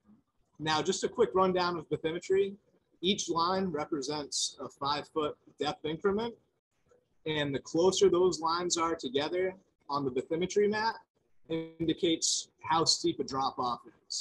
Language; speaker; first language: English; native; English